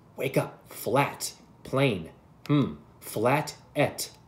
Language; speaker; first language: English; native; English